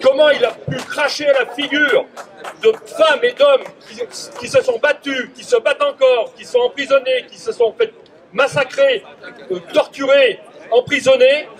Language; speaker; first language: French; native; French